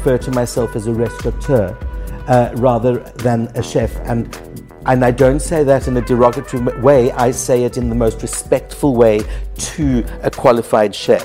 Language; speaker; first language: English; native; English